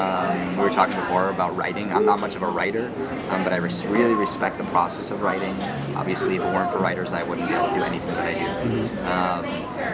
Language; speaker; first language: English; early bilingual, other home language; Hebrew